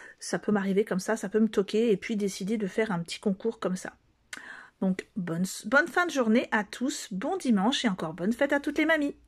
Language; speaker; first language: French; native; French